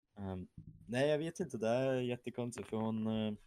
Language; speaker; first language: Swedish; early bilingual, other home language; German